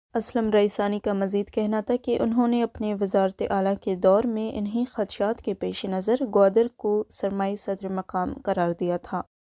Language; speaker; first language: Urdu; non-native, local second language; Baluchi